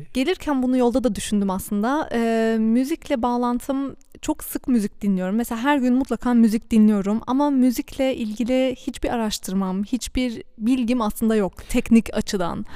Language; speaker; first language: Turkish; early bilingual, heritage; Turkish